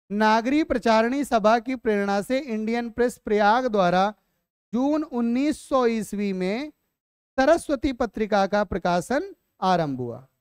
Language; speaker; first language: Hindi; native; Hindi